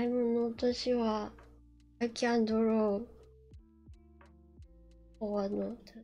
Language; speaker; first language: English; non-native, learner; Japanese